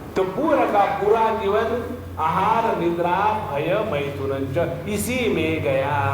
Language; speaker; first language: Hindi; non-native, local second language; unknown